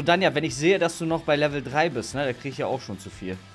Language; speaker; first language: German; native; German